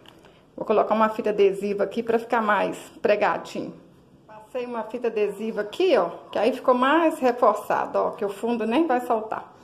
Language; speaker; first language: Portuguese; native; Portuguese